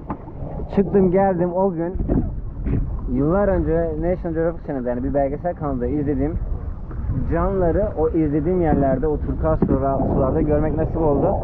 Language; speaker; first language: Turkish; native; Turkish